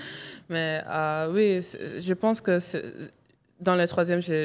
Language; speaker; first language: French; non-native, local second language; English